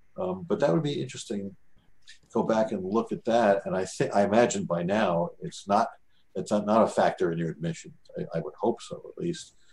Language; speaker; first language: English; native; English